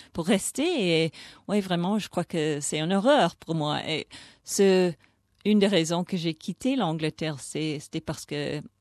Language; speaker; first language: French; early bilingual, other home language; English